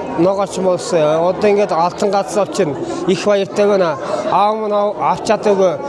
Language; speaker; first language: Mongolian; native; Mongolian